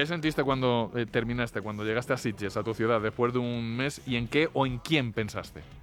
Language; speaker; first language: Spanish; native; Spanish